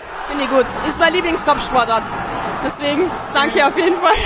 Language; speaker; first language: German; native; German